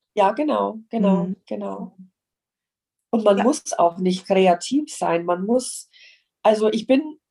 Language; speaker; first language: German; non-native, fluent; English